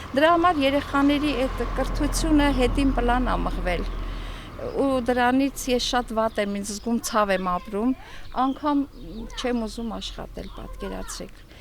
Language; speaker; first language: Armenian; native; Armenian